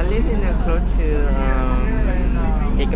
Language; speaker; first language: English; non-native, learner; Thai